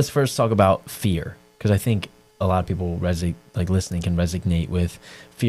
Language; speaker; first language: English; native; English